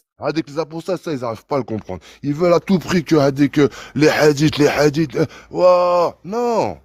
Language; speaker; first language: French; early bilingual, other home language; Arabic